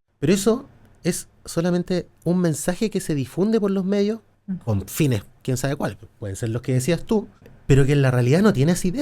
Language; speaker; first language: Spanish; native; Spanish